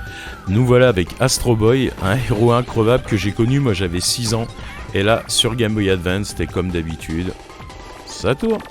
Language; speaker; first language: French; native; French